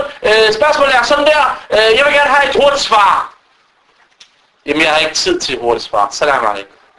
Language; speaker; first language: Danish; non-native, fluent; Arabic